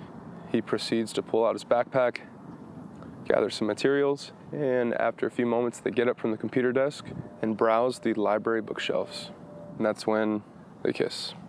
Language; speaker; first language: English; native; English